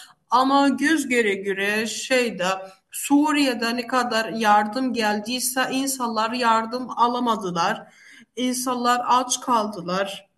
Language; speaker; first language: Turkish; non-native, fluent; Arabic